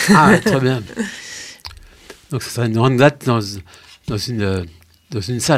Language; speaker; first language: French; native; French